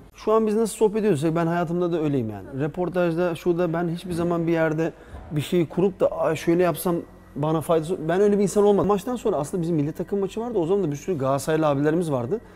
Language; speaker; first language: Turkish; early bilingual, heritage; Turkish